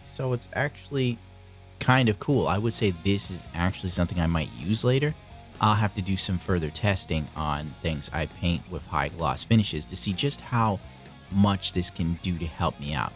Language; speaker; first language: English; native; English